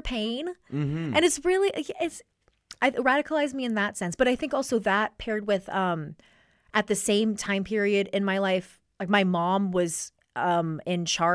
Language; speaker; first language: English; native; English